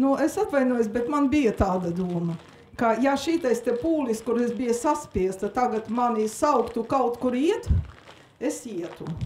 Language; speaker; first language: Latvian; non-native, local second language; Russian